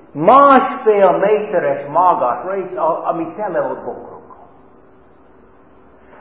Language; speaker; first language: Hungarian; non-native, fluent; English